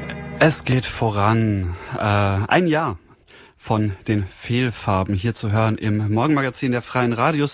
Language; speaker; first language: German; native; German